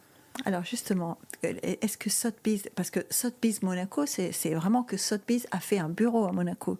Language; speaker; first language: French; native; French